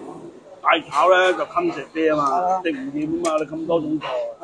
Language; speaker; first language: Cantonese; native; Cantonese